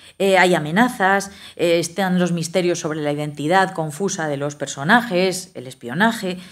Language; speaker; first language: Spanish; native; Spanish